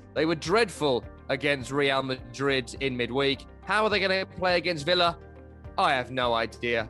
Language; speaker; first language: English; native; English